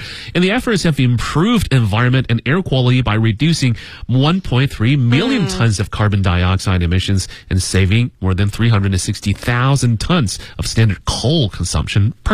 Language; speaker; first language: English; native; English